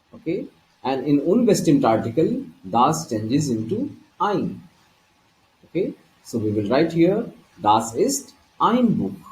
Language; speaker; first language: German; non-native, learner; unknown